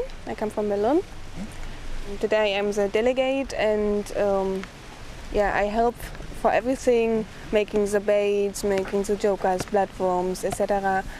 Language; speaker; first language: English; non-native, fluent; German